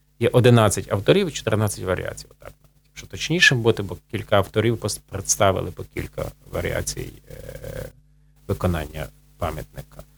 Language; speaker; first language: Ukrainian; native; Ukrainian